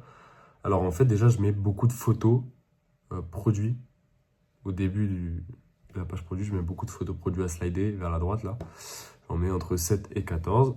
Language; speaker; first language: French; native; French